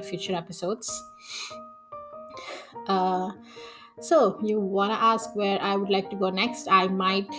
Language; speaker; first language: English; non-native, local second language; Telugu